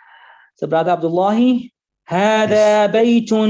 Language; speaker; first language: Arabic; non-native, fluent; English